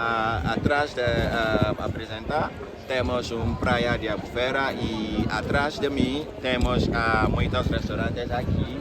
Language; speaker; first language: Portuguese; non-native, learner; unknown